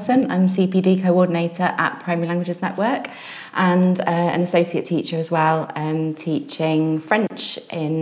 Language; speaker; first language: English; native; English